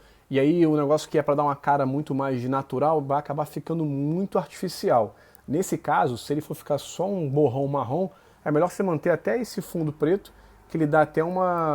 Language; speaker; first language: Portuguese; native; Portuguese